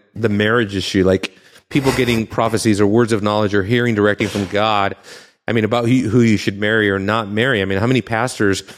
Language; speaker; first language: English; native; English